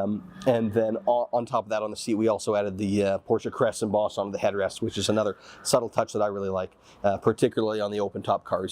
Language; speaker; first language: English; native; English